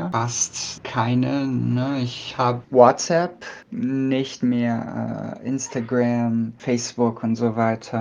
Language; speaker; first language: German; non-native, learner; Portuguese